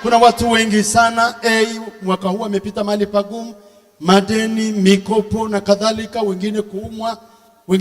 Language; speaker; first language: Swahili; native; Swahili